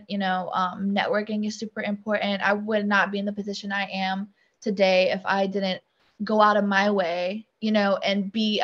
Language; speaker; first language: English; native; English